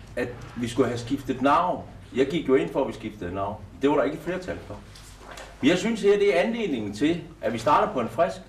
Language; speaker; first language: Danish; native; Danish